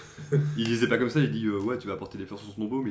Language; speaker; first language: French; native; French